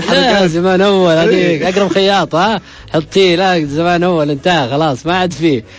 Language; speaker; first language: Arabic; native; Arabic